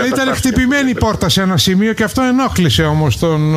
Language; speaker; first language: Greek; native; Greek